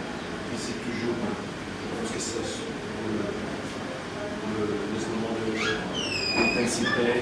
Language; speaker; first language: French; non-native, learner; Spanish